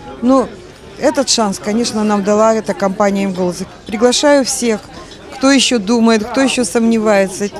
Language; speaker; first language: Russian; native; Russian